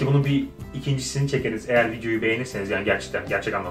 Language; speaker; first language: Turkish; native; Turkish